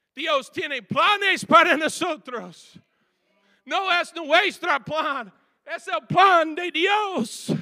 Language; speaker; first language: Spanish; non-native, fluent; English